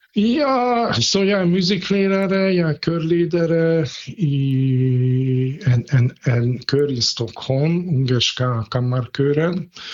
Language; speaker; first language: Swedish; non-native, fluent; Hungarian